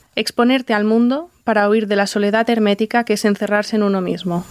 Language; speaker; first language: Spanish; non-native, local second language; Catalan